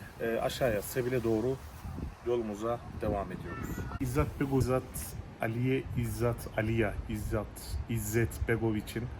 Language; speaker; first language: Turkish; native; Turkish